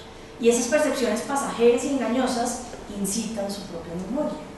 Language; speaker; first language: Spanish; native; Spanish